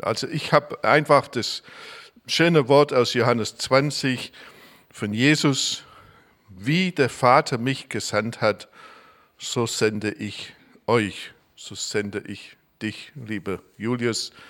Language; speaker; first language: German; non-native, fluent; English